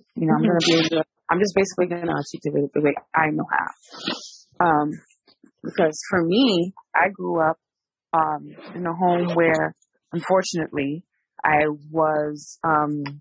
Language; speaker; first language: English; early bilingual, other home language; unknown